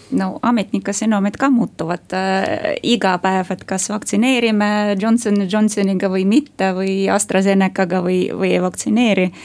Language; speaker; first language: Estonian; non-native, local second language; Russian